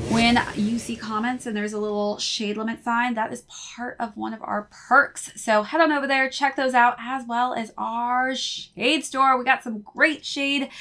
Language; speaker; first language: English; native; English